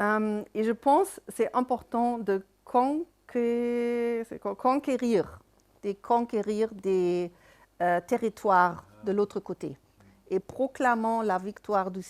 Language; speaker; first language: French; non-native, fluent; German